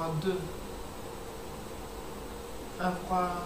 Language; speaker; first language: French; non-native, learner; English